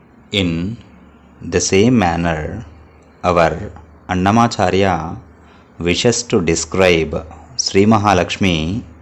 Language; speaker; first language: English; non-native, local second language; Telugu